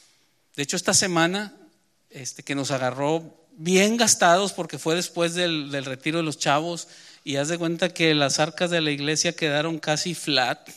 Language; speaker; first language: Spanish; native; Spanish